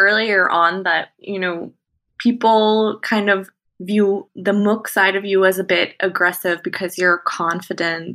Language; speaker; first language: English; non-native, fluent; Thai